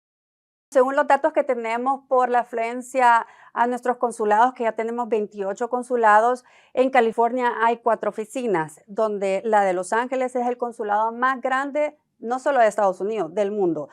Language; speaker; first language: Spanish; native; Spanish